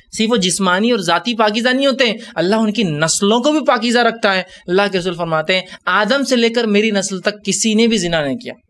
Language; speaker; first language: Urdu; native; Urdu